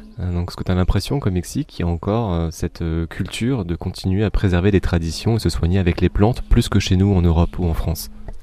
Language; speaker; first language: French; native; French